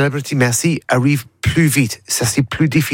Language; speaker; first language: French; non-native, learner; English